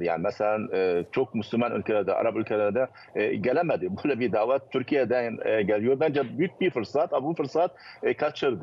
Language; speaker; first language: Turkish; non-native, fluent; Arabic